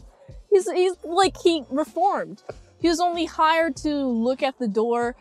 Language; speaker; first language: English; native; English